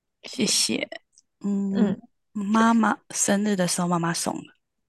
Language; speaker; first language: Chinese; non-native, learner; Japanese